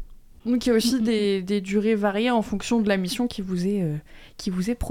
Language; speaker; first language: French; native; French